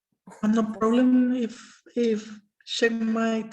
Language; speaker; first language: English; non-native, learner; Spanish